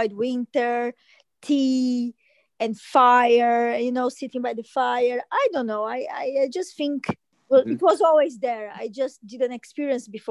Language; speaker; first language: English; non-native, fluent; Portuguese